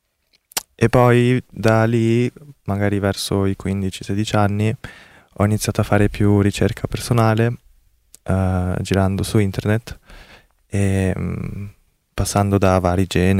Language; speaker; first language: Italian; early bilingual, other home language; Korean